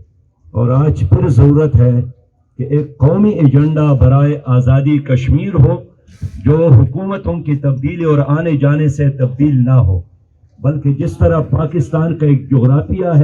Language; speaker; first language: Urdu; non-native, local second language; Pashto